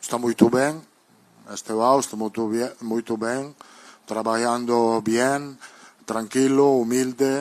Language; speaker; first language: Portuguese; non-native, learner; Italian